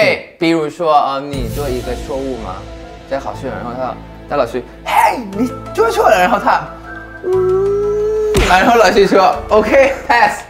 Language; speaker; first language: Chinese; non-native, learner; Thai